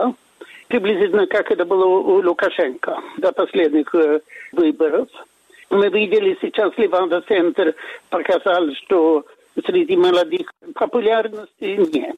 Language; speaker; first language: Russian; non-native, fluent; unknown